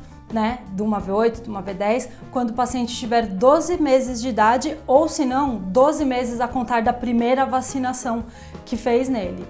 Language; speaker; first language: Portuguese; native; Portuguese